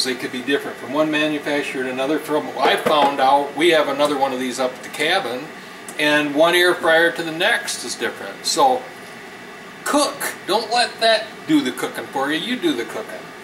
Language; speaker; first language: English; native; English